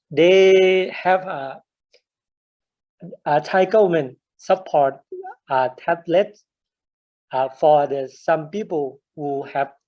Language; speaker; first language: English; non-native, learner; Thai